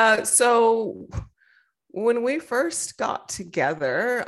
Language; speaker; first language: English; native; English